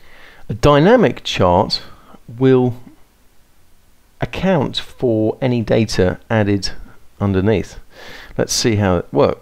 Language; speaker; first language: English; native; English